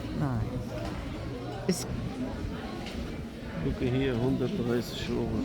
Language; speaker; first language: German; non-native, learner; Turkish